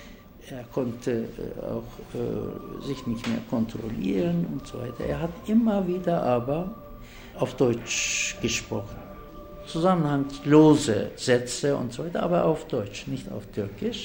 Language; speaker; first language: German; non-native, fluent; Turkish